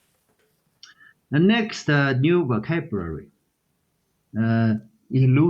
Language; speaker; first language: English; non-native, learner; Chinese